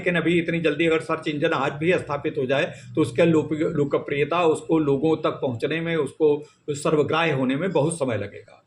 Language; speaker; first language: Hindi; native; Hindi